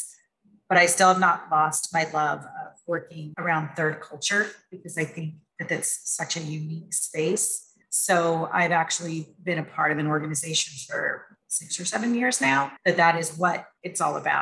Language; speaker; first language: English; native; English